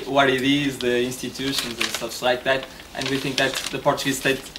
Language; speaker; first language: English; non-native, learner; Portuguese